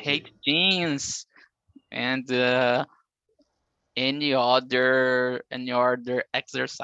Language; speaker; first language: English; non-native, learner; Portuguese